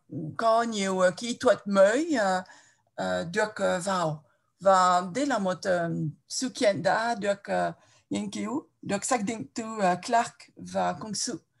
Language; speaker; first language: Vietnamese; non-native, fluent; French